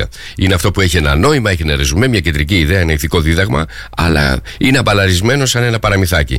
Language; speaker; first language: Greek; native; Greek